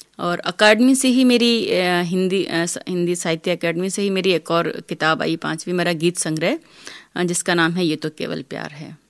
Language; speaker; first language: Hindi; non-native, local second language; Rajasthani